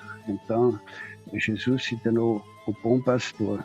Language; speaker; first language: Portuguese; non-native, fluent; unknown